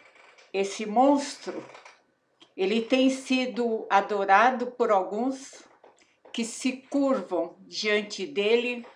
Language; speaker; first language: Portuguese; native; Portuguese